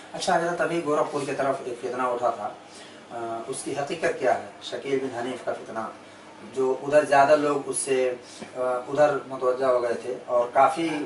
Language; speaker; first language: Urdu; native; Urdu